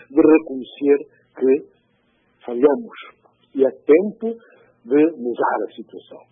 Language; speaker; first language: Portuguese; non-native, local second language; Upper Guinea Crioulo